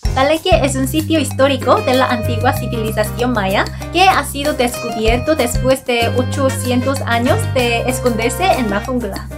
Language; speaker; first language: Spanish; non-native, fluent; Korean